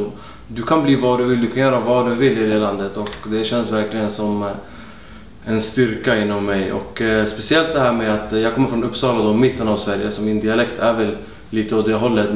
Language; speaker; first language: Swedish; early bilingual, other home language; Arabic